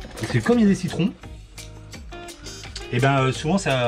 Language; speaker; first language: French; native; French